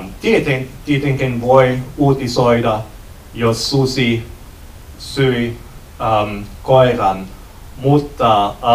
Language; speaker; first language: Finnish; non-native, learner; German